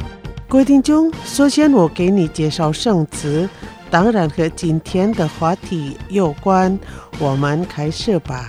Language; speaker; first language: Chinese; non-native, fluent; Indonesian